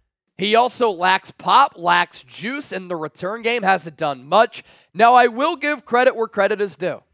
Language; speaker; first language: English; native; English